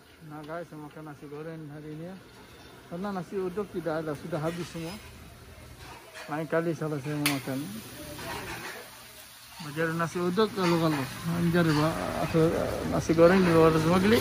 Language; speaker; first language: Indonesian; non-native, learner; Arabic